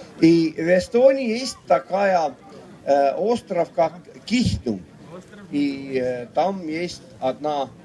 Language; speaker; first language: Russian; non-native, fluent; Estonian